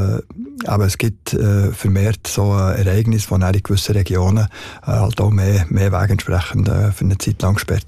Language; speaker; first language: German; native; German